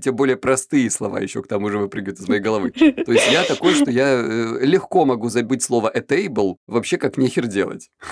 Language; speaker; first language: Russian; native; Russian